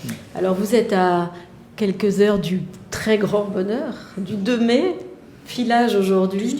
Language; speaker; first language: French; native; French